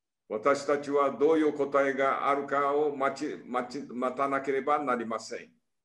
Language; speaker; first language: Japanese; early bilingual, heritage; Portuguese